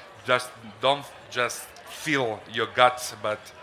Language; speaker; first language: English; non-native, fluent; Italian